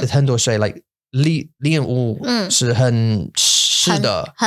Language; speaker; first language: Chinese; non-native, learner; English